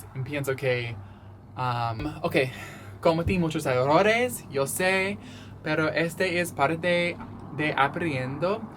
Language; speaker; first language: Spanish; non-native, learner; English